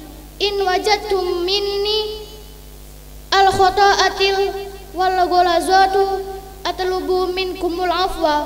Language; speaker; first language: Arabic; non-native, learner; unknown